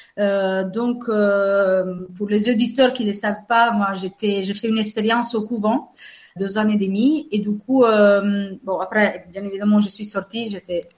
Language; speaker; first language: French; non-native, fluent; Italian